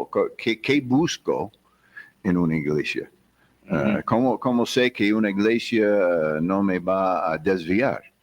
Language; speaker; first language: Spanish; non-native, fluent; English